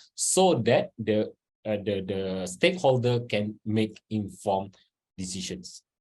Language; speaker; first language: English; non-native, local second language; Malay